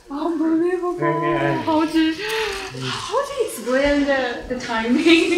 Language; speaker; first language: English; non-native, learner; Burmese